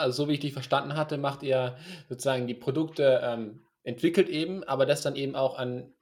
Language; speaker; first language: German; native; German